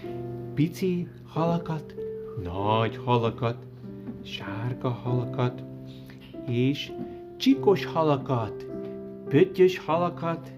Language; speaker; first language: Hungarian; early bilingual, heritage; Hungarian